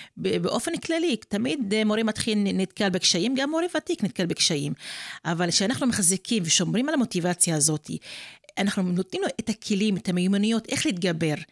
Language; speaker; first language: Hebrew; non-native, local second language; Arabic